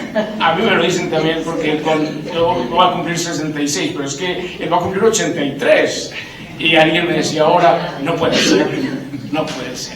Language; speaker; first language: Spanish; native; Spanish